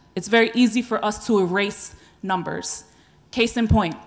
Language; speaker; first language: English; native; English